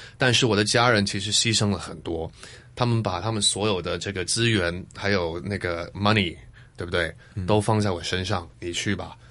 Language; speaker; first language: Chinese; non-native, fluent; Cantonese